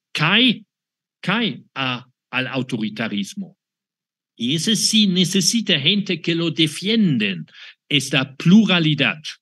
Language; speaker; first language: Spanish; non-native, fluent; German